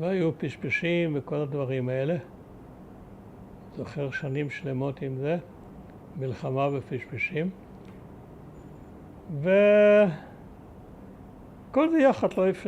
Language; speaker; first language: Hebrew; early bilingual, other home language; German